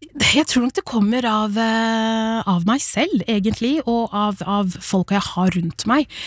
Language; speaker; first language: Norwegian; early bilingual, other home language; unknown